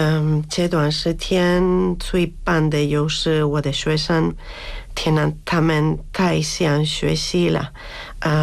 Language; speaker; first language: Chinese; non-native, learner; Spanish